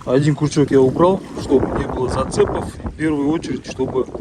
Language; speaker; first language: Russian; non-native, local second language; Kazakh